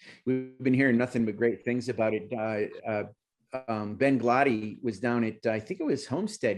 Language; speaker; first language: English; native; English